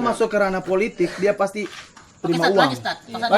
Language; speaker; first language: Indonesian; native; Indonesian